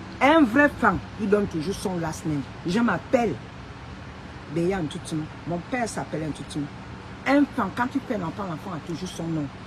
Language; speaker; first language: French; non-native, local second language; Fang